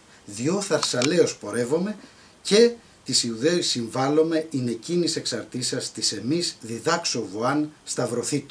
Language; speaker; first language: Greek; native; Greek